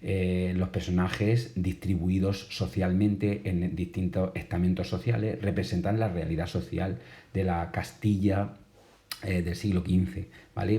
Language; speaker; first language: Spanish; native; Spanish